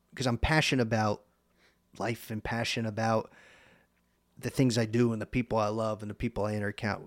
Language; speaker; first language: English; native; English